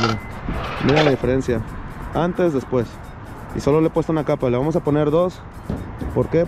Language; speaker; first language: Spanish; native; Spanish